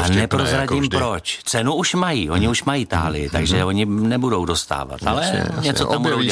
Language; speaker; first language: Czech; native; Czech